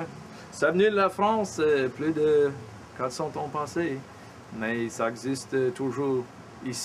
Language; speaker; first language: French; early bilingual, heritage; French